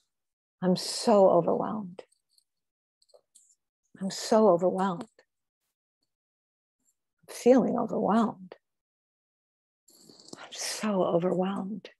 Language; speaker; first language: English; native; English